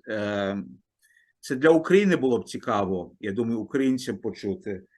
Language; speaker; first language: Ukrainian; early bilingual, heritage; Ukrainian